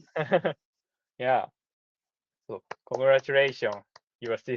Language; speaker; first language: English; non-native, learner; Japanese